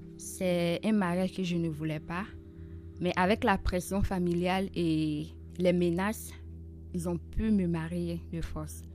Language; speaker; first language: French; non-native, local second language; Soninke